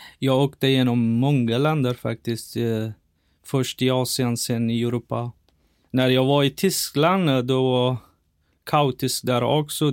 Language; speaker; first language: Swedish; non-native, fluent; Persian